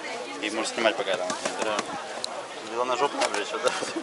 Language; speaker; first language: Russian; native; Russian